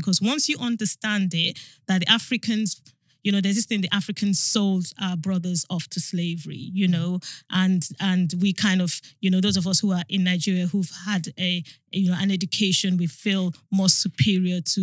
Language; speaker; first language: English; non-native, local second language; Yoruba